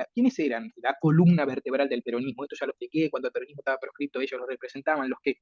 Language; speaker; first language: Spanish; native; Spanish